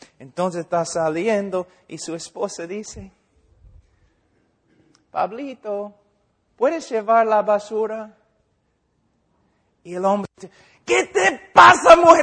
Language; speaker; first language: Spanish; non-native, fluent; English